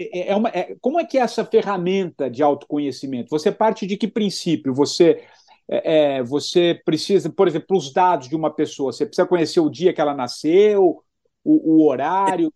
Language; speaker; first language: Portuguese; native; Portuguese